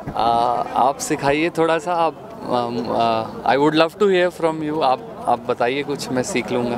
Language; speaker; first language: Hindi; native; Hindi